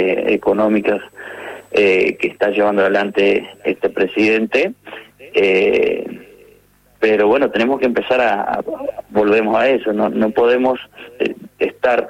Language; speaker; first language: Spanish; native; Spanish